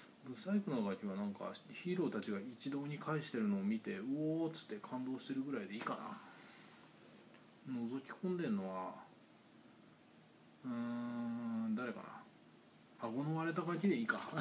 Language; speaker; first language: Japanese; native; Japanese